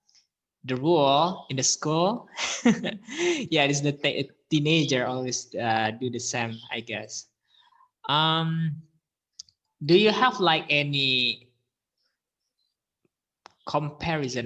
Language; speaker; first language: English; non-native, fluent; Indonesian